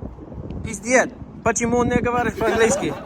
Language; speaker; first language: Russian; non-native, learner; English